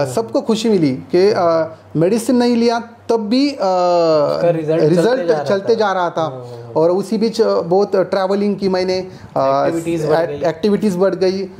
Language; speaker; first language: Hindi; non-native, local second language; Marathi